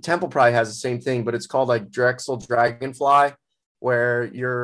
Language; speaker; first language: English; native; English